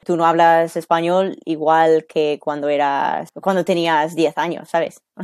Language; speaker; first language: Spanish; non-native, fluent; English